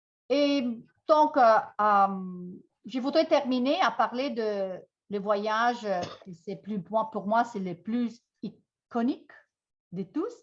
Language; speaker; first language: French; non-native, fluent; Italian